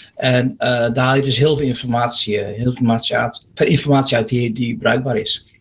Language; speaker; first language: Dutch; native; Dutch